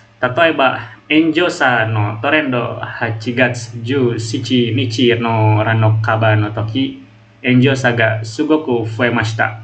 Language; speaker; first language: Japanese; non-native, learner; Indonesian